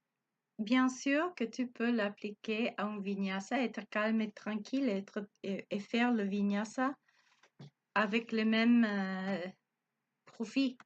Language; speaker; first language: French; non-native, learner; Spanish